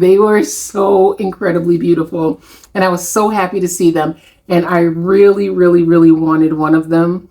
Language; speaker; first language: English; native; English